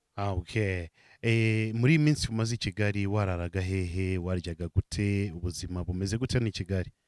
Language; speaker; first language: Kinyarwanda; native; Kinyarwanda